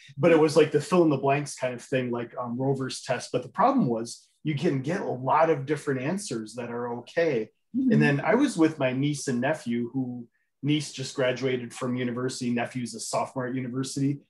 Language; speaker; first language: English; native; English